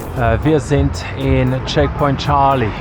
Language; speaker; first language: German; non-native, learner; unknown